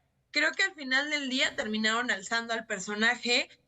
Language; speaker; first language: Spanish; native; Spanish